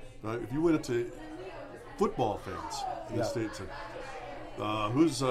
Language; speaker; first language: English; native; English